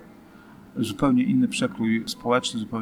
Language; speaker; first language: Polish; native; Polish